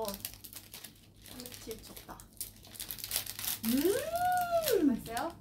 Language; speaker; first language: Korean; non-native, learner; Japanese